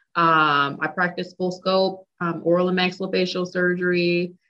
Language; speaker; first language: English; native; English